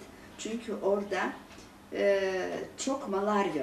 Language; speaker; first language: Turkish; non-native, local second language; Greek